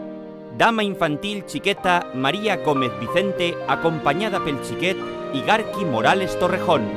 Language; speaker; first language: Catalan; native; Catalan